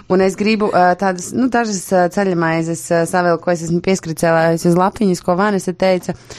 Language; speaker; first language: Latvian; native; Latvian